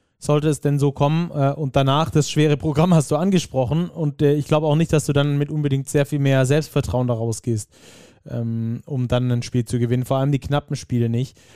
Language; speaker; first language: German; native; German